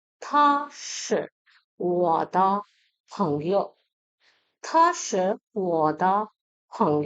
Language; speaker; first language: Chinese; non-native, fluent; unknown